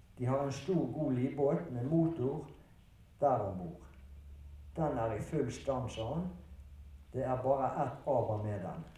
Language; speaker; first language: Norwegian; early bilingual, other home language; German